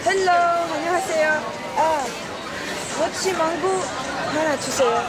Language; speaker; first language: Korean; non-native, learner; Arabic